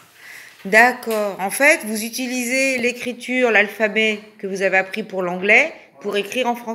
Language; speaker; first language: French; native; French